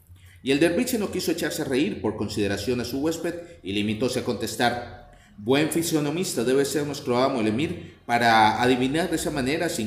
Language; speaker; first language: Spanish; native; Spanish